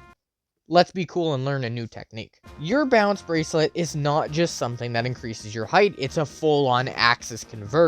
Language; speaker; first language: English; native; English